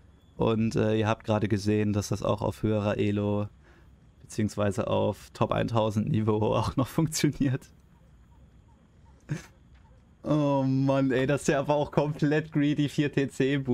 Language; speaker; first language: German; native; German